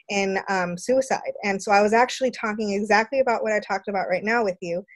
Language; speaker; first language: English; native; English